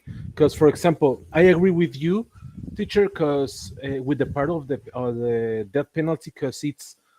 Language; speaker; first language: English; non-native, learner; Spanish